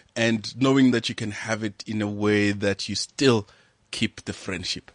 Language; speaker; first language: English; non-native, local second language; Venda